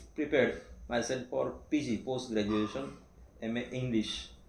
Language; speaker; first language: English; non-native, local second language; Marathi